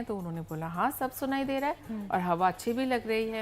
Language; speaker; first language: Hindi; native; Hindi